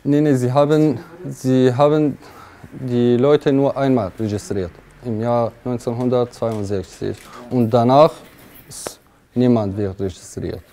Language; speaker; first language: German; non-native, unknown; Kurdish